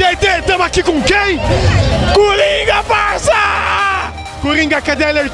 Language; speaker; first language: Portuguese; native; Portuguese